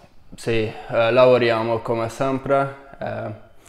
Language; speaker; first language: Italian; non-native, learner; Hungarian